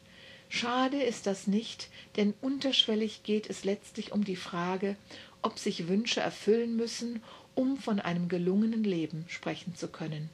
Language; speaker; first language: German; native; German